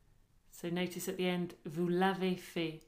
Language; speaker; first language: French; non-native, fluent; English